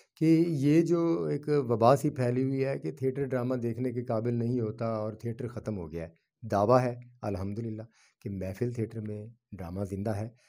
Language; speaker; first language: Urdu; non-native, local second language; Punjabi